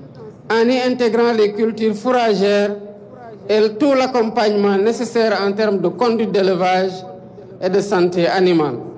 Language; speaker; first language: French; non-native, local second language; Wolof